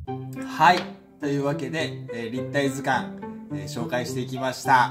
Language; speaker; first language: Japanese; native; Japanese